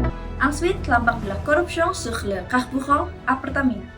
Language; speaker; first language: French; non-native, learner; Indonesian